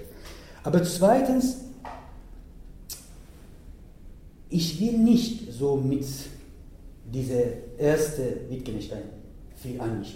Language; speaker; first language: German; non-native, learner; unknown